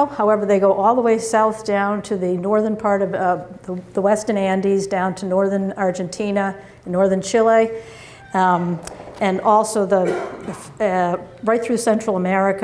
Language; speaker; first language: English; native; English